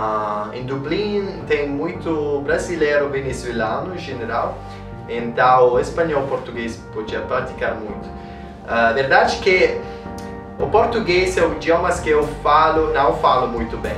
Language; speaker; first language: Portuguese; non-native, learner; Italian